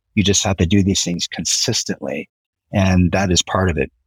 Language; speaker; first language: English; native; English